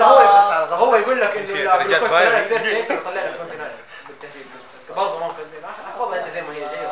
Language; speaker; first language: Arabic; native; Arabic